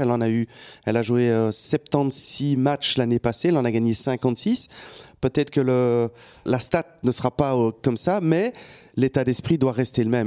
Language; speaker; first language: French; native; French